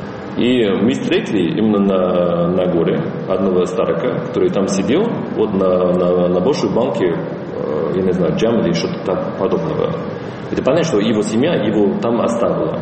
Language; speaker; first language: Russian; non-native, fluent; English